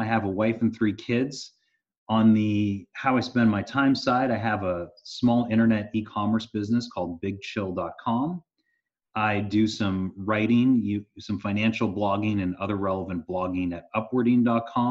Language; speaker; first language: English; native; English